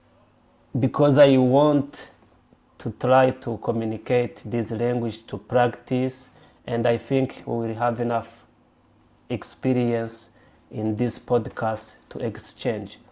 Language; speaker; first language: English; non-native, local second language; Rundi